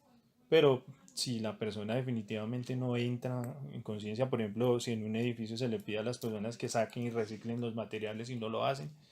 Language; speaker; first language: Spanish; native; Spanish